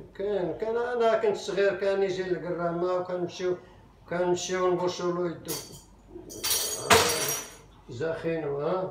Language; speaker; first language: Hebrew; non-native, fluent; Arabic